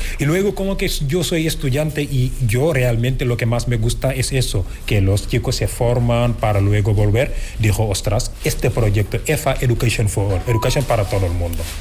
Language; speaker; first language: Spanish; non-native, fluent; Wolof